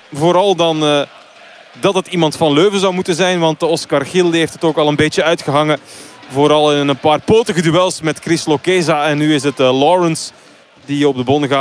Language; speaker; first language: Dutch; native; Dutch